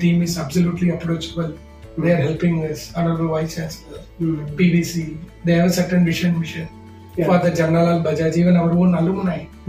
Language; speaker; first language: English; non-native, local second language; Tamil